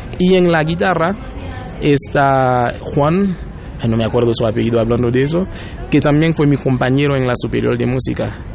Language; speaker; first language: Spanish; non-native, fluent; Haitian Creole